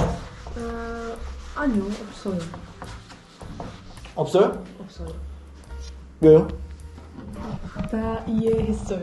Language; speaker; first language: Korean; non-native, learner; French